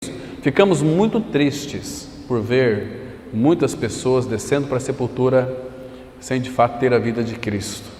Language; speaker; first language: Portuguese; native; Portuguese